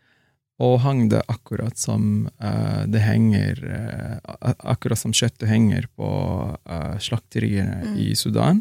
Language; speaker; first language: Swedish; non-native, fluent; Arabic